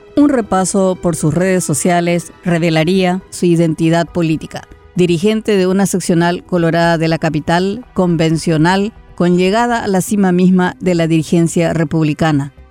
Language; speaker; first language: Spanish; native; Spanish